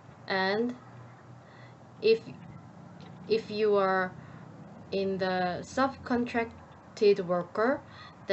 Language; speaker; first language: English; non-native, learner; Korean